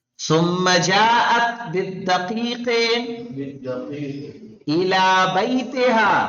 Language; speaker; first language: Arabic; non-native, fluent; Urdu